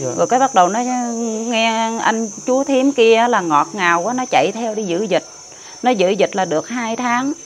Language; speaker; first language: Vietnamese; non-native, local second language; Khmer